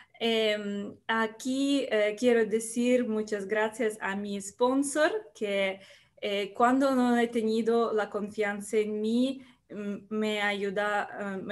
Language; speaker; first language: Spanish; non-native, learner; Russian